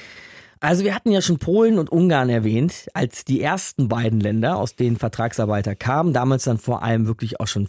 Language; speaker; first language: German; native; German